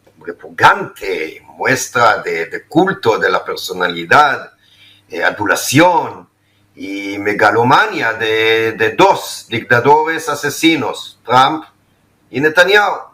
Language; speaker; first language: Spanish; non-native, fluent; Hebrew